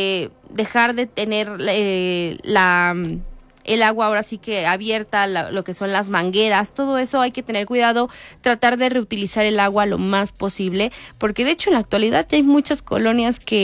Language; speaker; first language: Spanish; native; Spanish